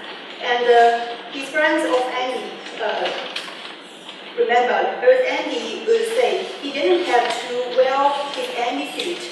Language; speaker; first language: English; non-native, learner; Chinese